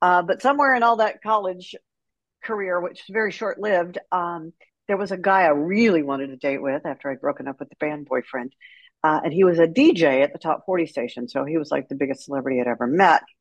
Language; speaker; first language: English; native; English